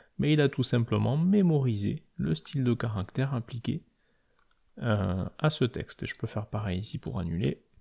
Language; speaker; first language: French; native; French